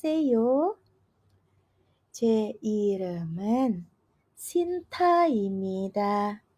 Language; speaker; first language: Korean; non-native, fluent; Indonesian